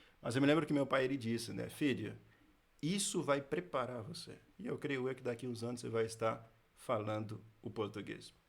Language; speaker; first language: Portuguese; non-native, fluent; Haitian Creole